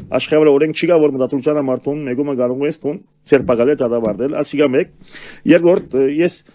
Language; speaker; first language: Armenian; early bilingual, heritage; Armenian